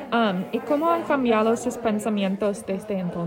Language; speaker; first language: Spanish; non-native, learner; English